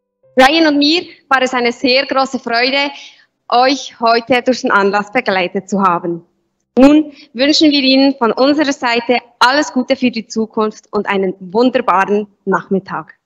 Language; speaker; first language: German; native; German